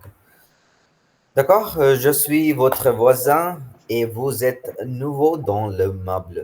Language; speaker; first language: French; non-native, fluent; Hindi